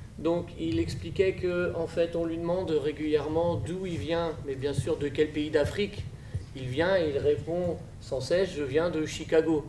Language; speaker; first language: French; native; French